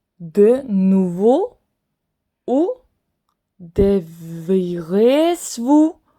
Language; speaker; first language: French; non-native, fluent; Swedish